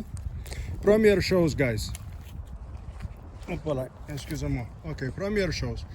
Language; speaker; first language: French; non-native, local second language; English